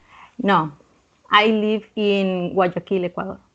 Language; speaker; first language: English; non-native, learner; Spanish